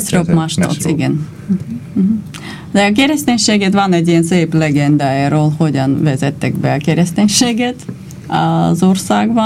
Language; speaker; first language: Hungarian; non-native, fluent; Armenian